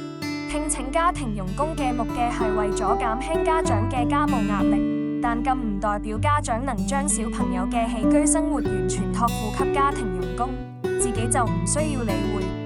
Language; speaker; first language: Cantonese; native; Cantonese